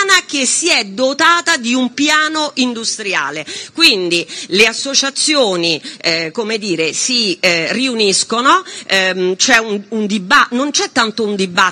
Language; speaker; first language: Italian; native; Italian